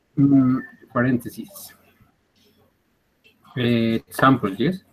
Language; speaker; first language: English; non-native, learner; Spanish